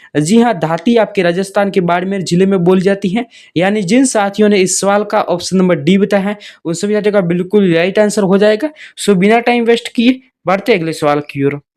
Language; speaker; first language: Hindi; native; Hindi